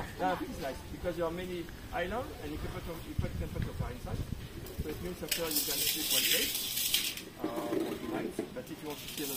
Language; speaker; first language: English; non-native, learner; French